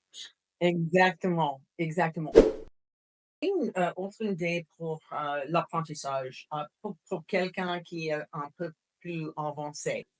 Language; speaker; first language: French; non-native, fluent; English